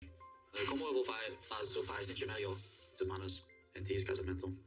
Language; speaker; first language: Portuguese; non-native, learner; English